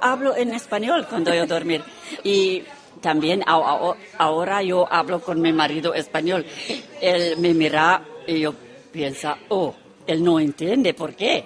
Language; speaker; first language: Spanish; non-native, learner; Romanian